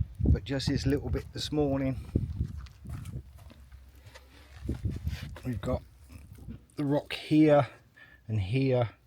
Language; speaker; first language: English; native; English